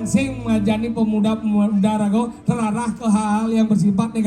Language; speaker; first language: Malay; non-native, local second language; Balinese